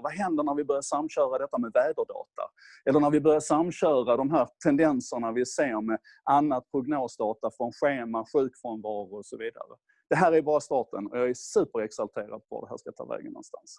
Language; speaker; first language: Swedish; native; Swedish